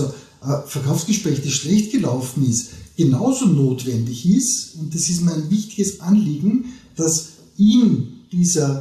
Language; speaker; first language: German; native; German